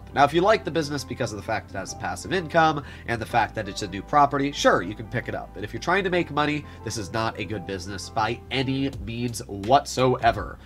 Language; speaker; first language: English; native; English